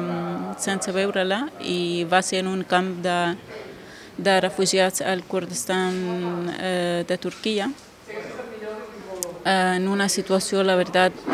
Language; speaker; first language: Catalan; non-native, fluent; Kurdish